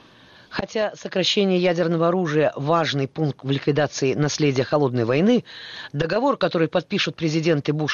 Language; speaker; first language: Russian; native; Russian